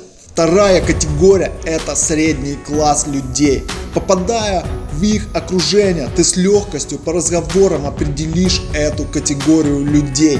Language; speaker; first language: Russian; native; Russian